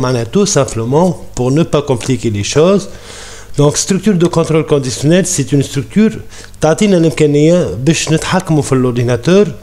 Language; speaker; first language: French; non-native, local second language; Arabic